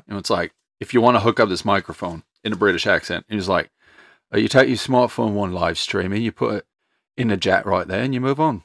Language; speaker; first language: English; native; English